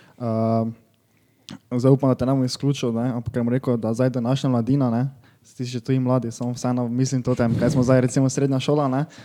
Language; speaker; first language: Slovenian; native; Slovenian